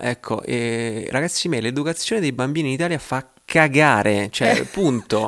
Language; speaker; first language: Italian; native; Italian